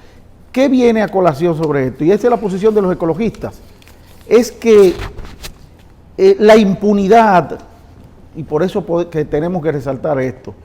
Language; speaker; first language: Spanish; native; Spanish